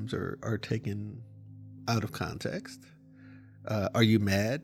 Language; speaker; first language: English; native; English